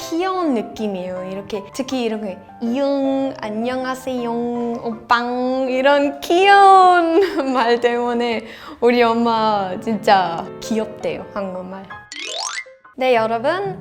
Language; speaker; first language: Korean; non-native, fluent; Danish